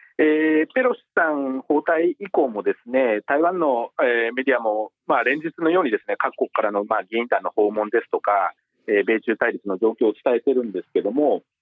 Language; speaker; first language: Japanese; native; Japanese